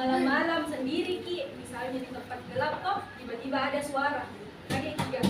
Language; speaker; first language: Indonesian; native; Indonesian